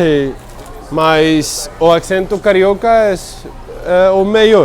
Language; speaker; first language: Portuguese; non-native, learner; Dutch